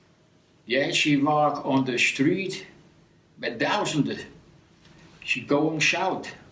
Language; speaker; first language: English; non-native, learner; Dutch